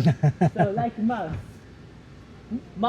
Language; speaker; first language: English; non-native, learner; Japanese